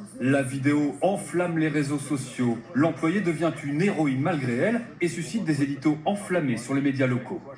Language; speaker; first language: French; native; French